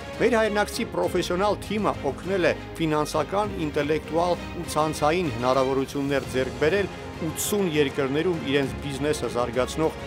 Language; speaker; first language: Armenian; native; Armenian